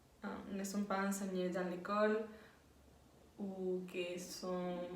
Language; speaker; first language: French; non-native, learner; Spanish